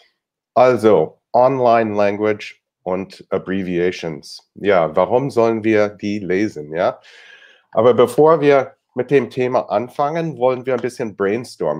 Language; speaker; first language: German; non-native, fluent; English